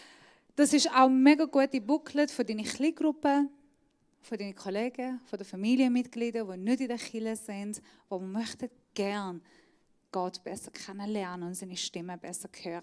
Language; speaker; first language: German; non-native, fluent; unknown